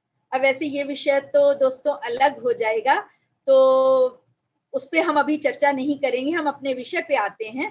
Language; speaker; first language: Hindi; native; Hindi